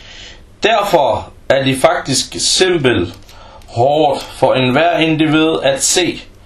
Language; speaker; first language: Danish; non-native, fluent; Arabic